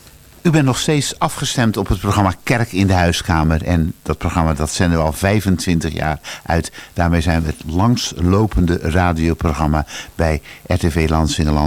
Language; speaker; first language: Dutch; native; Dutch